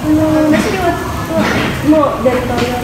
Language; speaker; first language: Japanese; non-native, learner; Indonesian